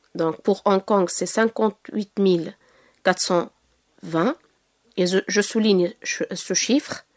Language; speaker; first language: French; non-native, local second language; Arabic